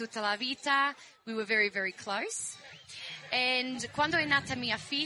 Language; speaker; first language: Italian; early bilingual, heritage; English